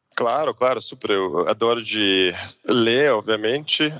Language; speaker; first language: Portuguese; non-native, fluent; Swiss German